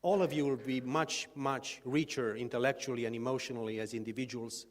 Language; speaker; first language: English; non-native, fluent; Romanian